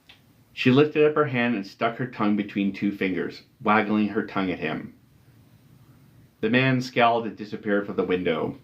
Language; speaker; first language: English; native; English